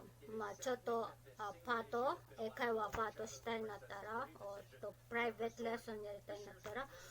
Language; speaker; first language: Japanese; non-native, learner; Filipino